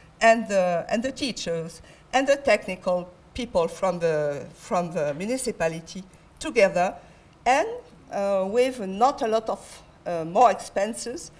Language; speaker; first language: English; non-native, fluent; French